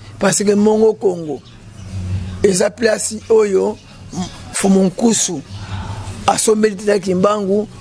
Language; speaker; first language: Lingala; non-native, local second language; Kongo